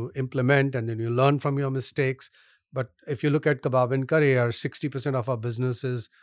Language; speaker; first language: English; non-native, local second language; Hindi